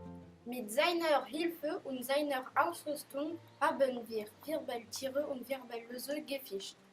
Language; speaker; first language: German; non-native, learner; French